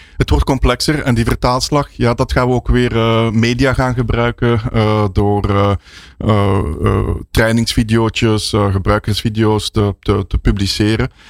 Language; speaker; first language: Dutch; native; Dutch